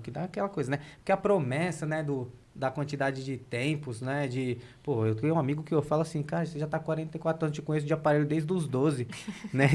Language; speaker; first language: Portuguese; native; Portuguese